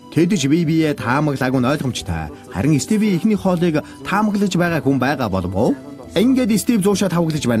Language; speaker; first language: Mongolian; native; Mongolian